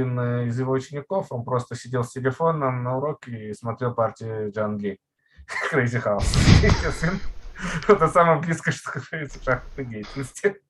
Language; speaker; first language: Russian; native; Russian